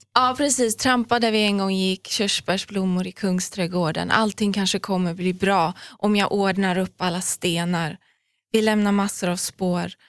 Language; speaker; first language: Swedish; early bilingual, other home language; Persian